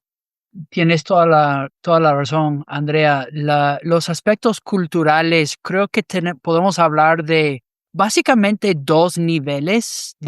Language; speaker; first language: Spanish; non-native, fluent; English